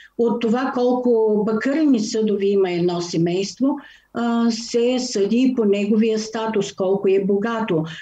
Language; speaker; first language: Bulgarian; native; Bulgarian